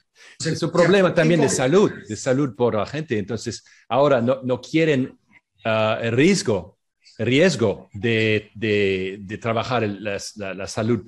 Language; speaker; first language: Spanish; non-native, learner; English